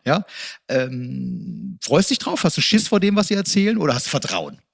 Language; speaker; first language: German; native; German